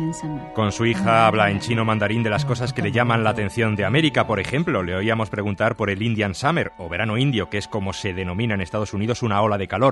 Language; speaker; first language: Spanish; native; Spanish